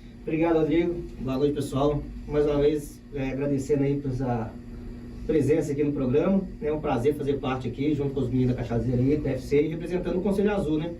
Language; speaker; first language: Portuguese; native; Portuguese